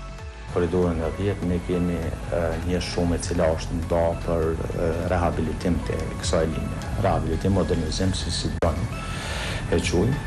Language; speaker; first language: Albanian; native; Albanian